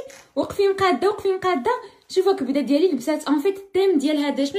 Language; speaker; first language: Arabic; native; Arabic